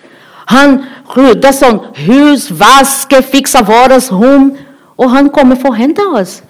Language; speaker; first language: Norwegian; non-native, learner; Portuguese